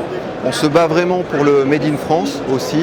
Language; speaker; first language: French; native; French